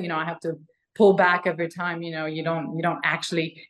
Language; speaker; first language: English; non-native, fluent; Ukrainian